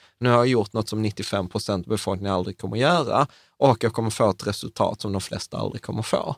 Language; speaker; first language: Swedish; early bilingual, other home language; Czech